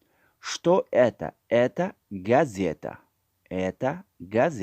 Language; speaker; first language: Russian; non-native, fluent; Tajik